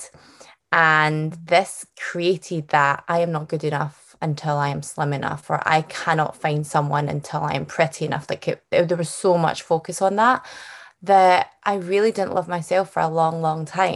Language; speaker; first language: English; native; English